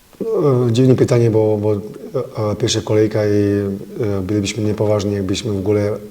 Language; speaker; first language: Polish; non-native, fluent; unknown